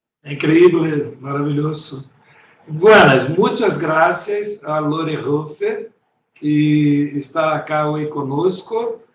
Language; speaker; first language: Spanish; non-native, learner; Portuguese